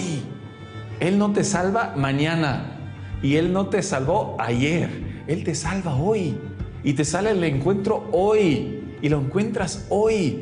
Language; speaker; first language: Spanish; non-native, fluent; German